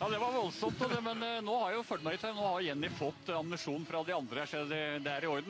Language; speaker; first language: Norwegian; native; Norwegian